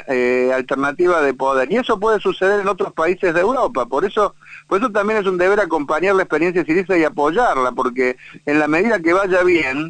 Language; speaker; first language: Spanish; native; Spanish